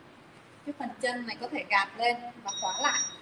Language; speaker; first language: Vietnamese; native; Vietnamese